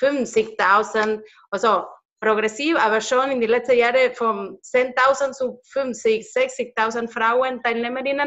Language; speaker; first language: German; non-native, fluent; Spanish